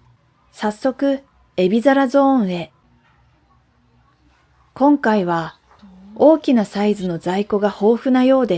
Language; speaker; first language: Japanese; native; Japanese